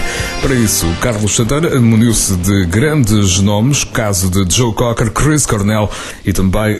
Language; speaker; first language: Portuguese; native; Portuguese